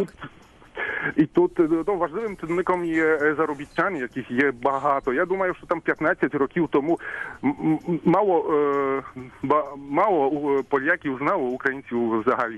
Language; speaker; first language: Ukrainian; non-native, fluent; Polish